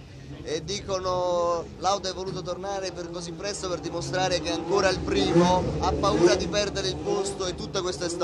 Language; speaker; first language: Italian; native; Italian